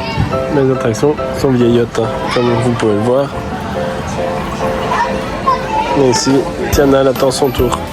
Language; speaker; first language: French; native; French